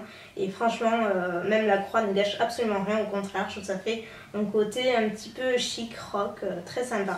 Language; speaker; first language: French; native; French